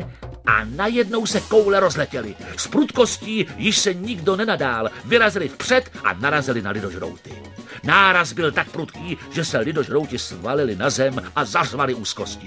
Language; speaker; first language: Czech; native; Czech